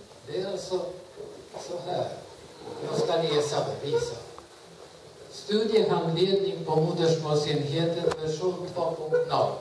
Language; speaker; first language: Swedish; non-native, fluent; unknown